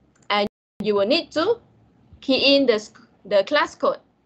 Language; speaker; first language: English; non-native, local second language; Malay